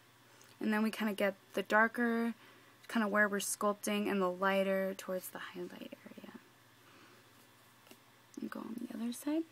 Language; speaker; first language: English; native; English